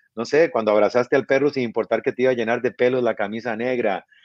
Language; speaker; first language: Spanish; native; Spanish